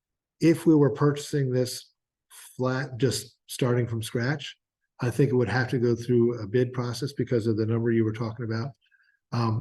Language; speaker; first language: English; native; English